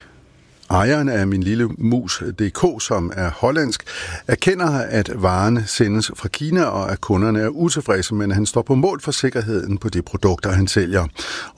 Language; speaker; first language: Danish; native; Danish